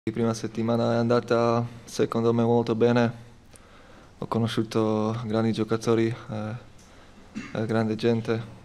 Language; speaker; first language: Italian; non-native, learner; Slovak